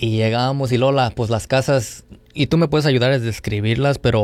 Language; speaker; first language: Spanish; early bilingual, heritage; Spanish